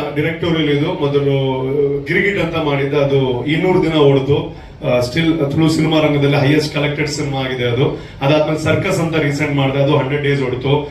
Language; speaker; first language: Kannada; non-native, local second language; Tulu